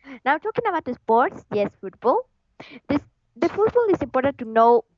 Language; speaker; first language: English; non-native, learner; Spanish